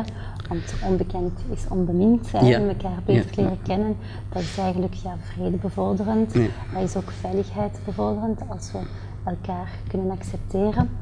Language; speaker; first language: Dutch; native; Dutch